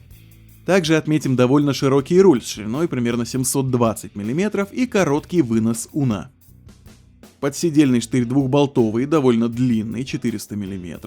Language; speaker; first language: Russian; native; Russian